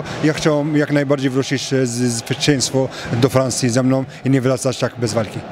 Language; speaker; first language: Polish; non-native, learner; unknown